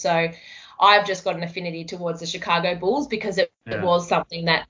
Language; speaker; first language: English; native; English